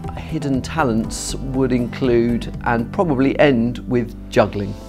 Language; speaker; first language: English; native; English